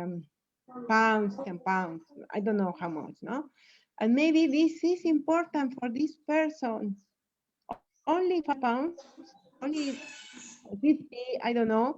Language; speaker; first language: English; non-native, learner; Spanish